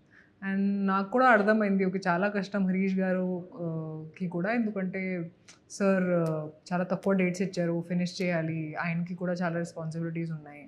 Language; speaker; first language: Telugu; non-native, fluent; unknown